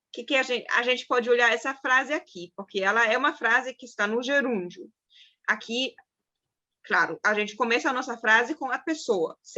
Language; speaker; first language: Portuguese; non-native, fluent; German